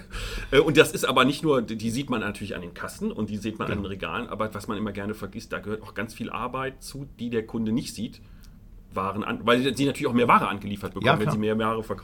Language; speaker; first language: German; native; German